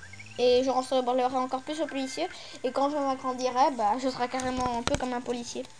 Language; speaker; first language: French; native; French